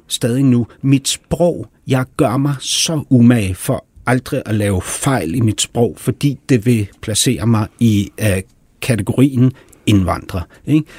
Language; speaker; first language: Danish; early bilingual, heritage; Danish